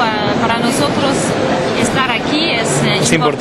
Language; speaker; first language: Spanish; non-native, learner; French